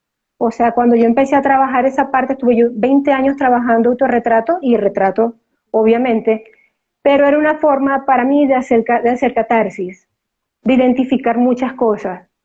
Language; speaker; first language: Spanish; native; Spanish